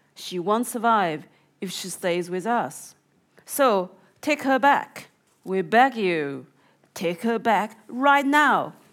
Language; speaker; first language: English; non-native, fluent; Chinese